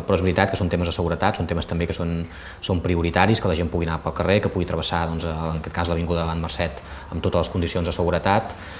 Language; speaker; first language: Catalan; native; Catalan